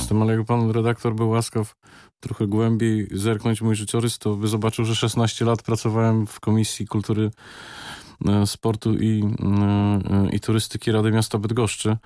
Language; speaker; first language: Polish; native; Polish